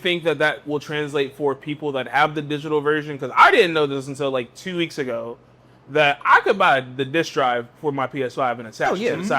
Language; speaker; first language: English; native; English